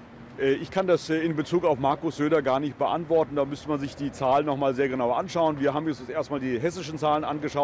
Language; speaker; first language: German; native; German